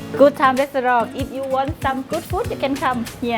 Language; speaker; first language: English; non-native, learner; Thai